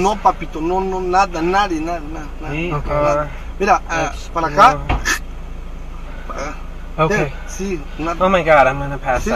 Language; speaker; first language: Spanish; non-native, learner; English